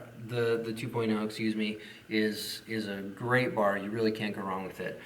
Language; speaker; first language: English; native; English